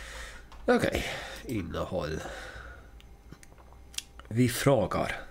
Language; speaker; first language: Swedish; non-native, learner; English